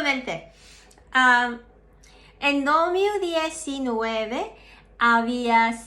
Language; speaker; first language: Spanish; non-native, learner; Cantonese